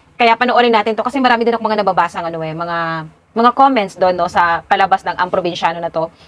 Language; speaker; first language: Filipino; non-native, local second language; Cebuano